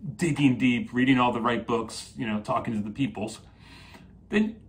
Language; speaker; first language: English; native; English